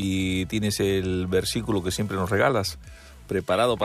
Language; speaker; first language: Spanish; native; Spanish